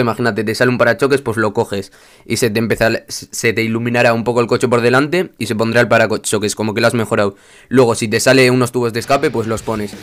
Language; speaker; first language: Spanish; native; Spanish